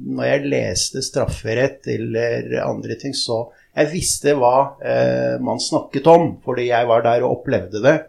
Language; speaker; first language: Norwegian; early bilingual, other home language; Arabic